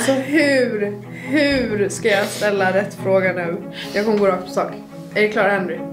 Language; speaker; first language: Swedish; native; Swedish